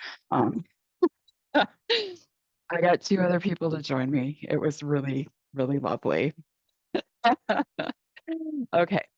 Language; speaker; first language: English; native; English